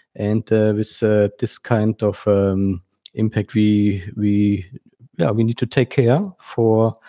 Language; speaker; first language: English; non-native, fluent; German